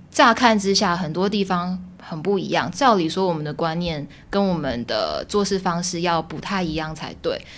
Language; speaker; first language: Chinese; early bilingual, heritage; Chinese